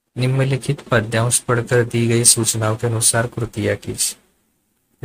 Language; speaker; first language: Hindi; non-native, local second language; Marathi